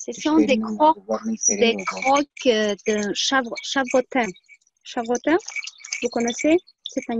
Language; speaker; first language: French; non-native, fluent; Tuvinian